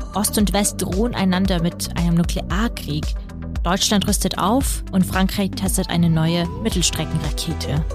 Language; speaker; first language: German; early bilingual, other home language; Russian